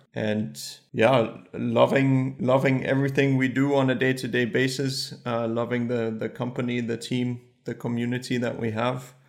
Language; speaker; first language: English; early bilingual, other home language; German